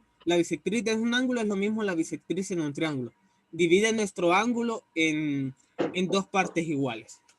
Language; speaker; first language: Spanish; native; Spanish